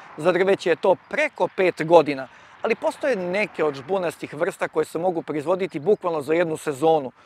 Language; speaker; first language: Croatian; native; Croatian